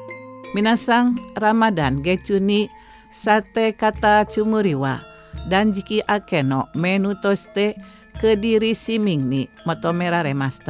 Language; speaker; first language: Japanese; non-native, fluent; Indonesian